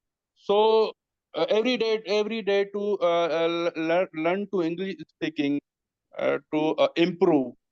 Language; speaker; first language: English; non-native, learner; Urdu